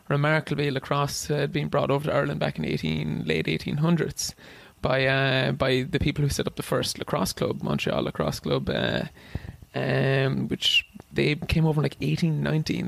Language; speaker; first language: English; native; English